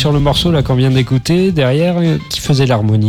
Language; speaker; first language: French; native; French